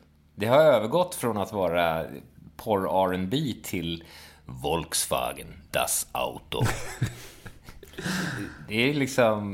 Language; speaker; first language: Swedish; native; Swedish